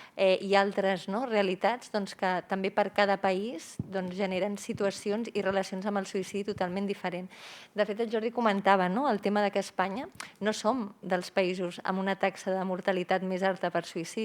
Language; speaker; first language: Catalan; native; Catalan